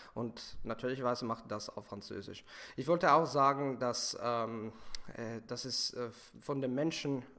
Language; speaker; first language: German; non-native, fluent; Italian